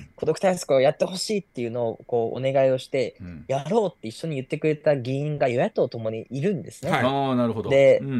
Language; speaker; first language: Japanese; native; Japanese